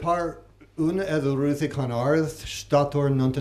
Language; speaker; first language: Albanian; non-native, learner; English